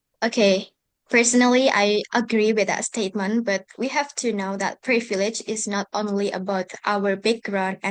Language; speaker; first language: English; non-native, learner; Indonesian